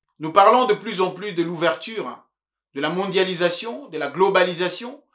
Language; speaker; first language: French; non-native, local second language; Luba-Lulua